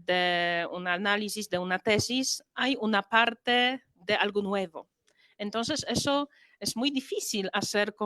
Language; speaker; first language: Spanish; non-native, fluent; Polish